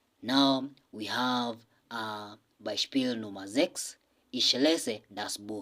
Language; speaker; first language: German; non-native, fluent; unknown